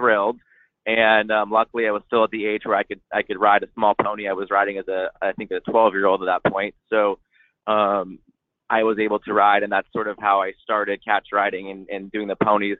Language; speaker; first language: English; native; English